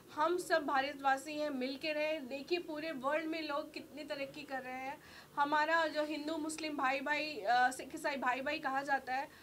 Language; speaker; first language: Hindi; native; Hindi